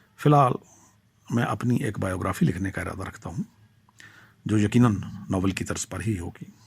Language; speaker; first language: Urdu; non-native, local second language; Pahari-Potwari